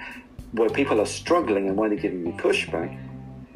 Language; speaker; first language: English; non-native, local second language; Urdu